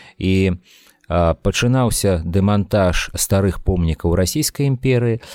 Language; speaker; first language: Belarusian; non-native, local second language; Russian